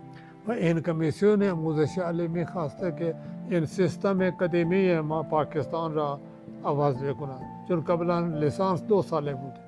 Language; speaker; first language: Persian; non-native, fluent; Urdu